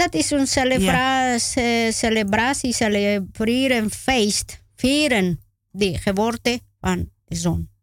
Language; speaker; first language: Dutch; non-native, learner; Spanish